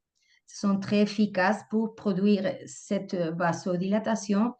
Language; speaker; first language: French; non-native, fluent; Spanish